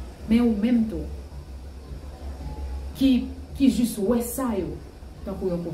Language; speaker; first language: French; non-native, learner; Haitian Creole